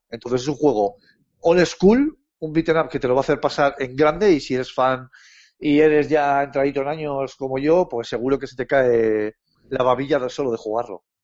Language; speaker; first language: Spanish; native; Spanish